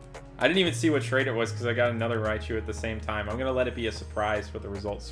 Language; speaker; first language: English; native; English